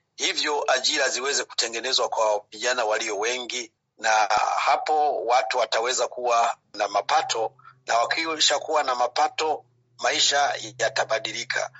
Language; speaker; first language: Swahili; non-native, local second language; Rundi